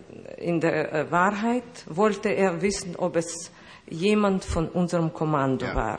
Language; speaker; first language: German; non-native, fluent; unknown